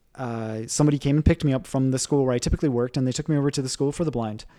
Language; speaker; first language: English; native; English